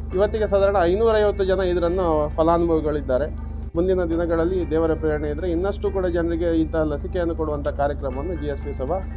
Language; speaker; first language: Kannada; non-native, local second language; Konkani